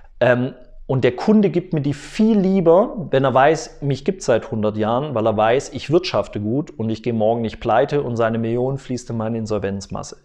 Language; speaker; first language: German; native; German